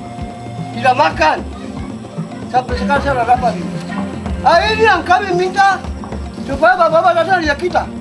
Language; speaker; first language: Indonesian; non-native, local second language; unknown